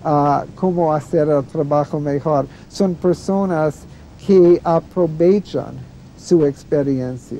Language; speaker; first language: Spanish; non-native, fluent; English